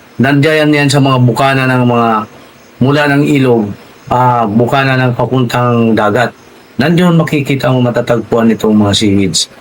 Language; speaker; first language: Filipino; non-native, local second language; Cebuano